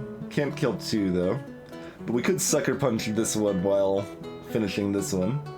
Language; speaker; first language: English; native; English